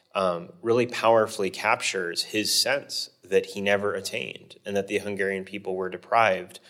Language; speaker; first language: English; native; English